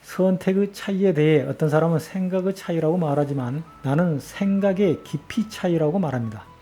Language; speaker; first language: Korean; native; Korean